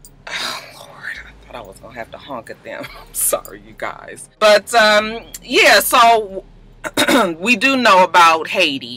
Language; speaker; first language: English; native; English